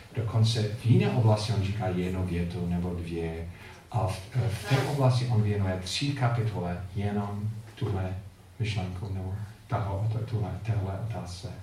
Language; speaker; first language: Czech; non-native, fluent; English